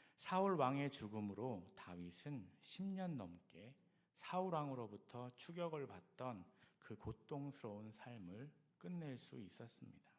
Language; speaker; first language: Korean; native; Korean